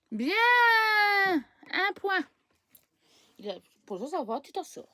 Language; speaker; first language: French; native; French